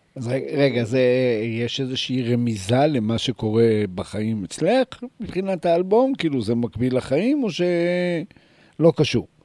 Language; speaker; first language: Hebrew; native; Hebrew